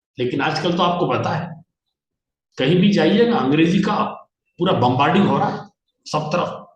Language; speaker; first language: Hindi; non-native, local second language; Marathi